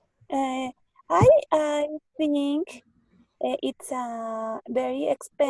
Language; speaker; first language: English; non-native, learner; Spanish